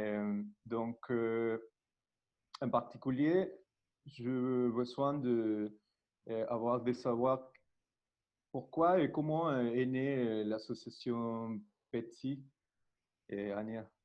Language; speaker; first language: French; non-native, learner; Spanish